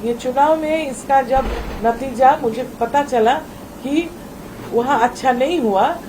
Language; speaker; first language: Hindi; non-native, local second language; Bangla